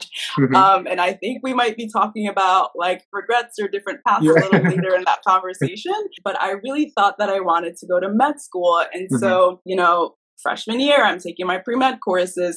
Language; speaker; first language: English; early bilingual, other home language; Haitian Creole